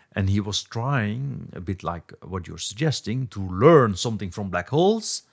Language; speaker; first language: English; non-native, fluent; Dutch